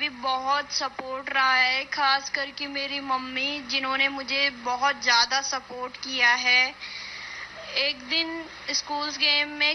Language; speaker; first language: Hindi; native; Hindi